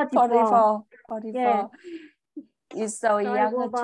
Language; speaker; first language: English; non-native, learner; Vietnamese